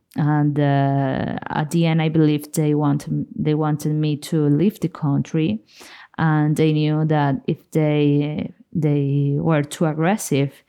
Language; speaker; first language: English; non-native, fluent; Spanish